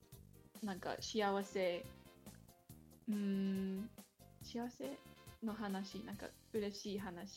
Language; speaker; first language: Japanese; non-native, learner; English